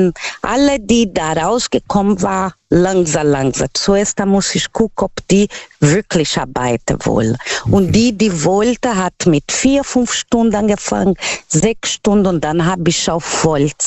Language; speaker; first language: German; non-native, learner; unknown